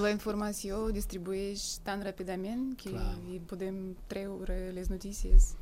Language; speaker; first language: Catalan; non-native, fluent; Russian